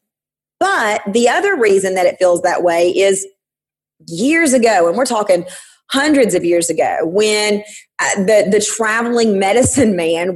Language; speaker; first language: English; native; English